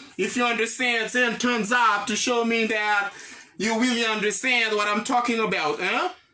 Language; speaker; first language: English; non-native, fluent; Haitian Creole